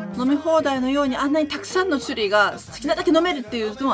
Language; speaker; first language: Japanese; native; Japanese